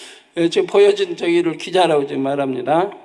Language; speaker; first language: Korean; native; Korean